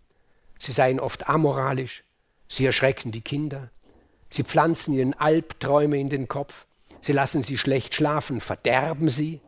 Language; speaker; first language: German; native; German